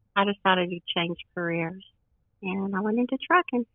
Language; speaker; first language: English; native; English